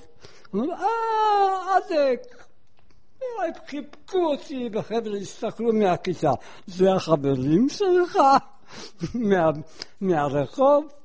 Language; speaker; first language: Hebrew; non-native, fluent; Polish